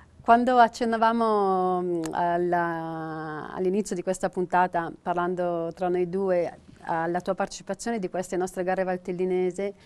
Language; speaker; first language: Italian; native; Italian